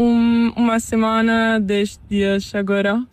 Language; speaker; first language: Spanish; non-native, learner; Italian